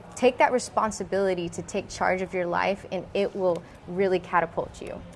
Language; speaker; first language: English; native; English